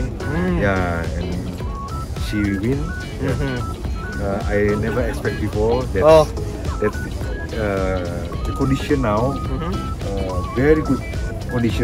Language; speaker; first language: English; non-native, learner; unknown